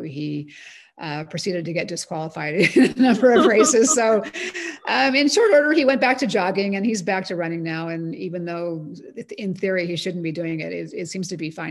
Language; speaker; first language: English; native; English